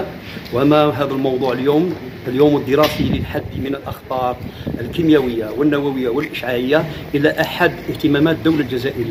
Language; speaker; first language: Arabic; native; Arabic